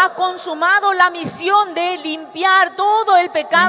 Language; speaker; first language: Spanish; native; Spanish